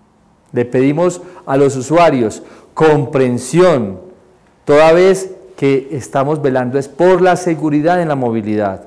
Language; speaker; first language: Spanish; native; Spanish